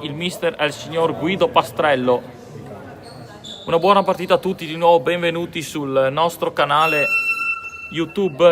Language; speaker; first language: Italian; native; Italian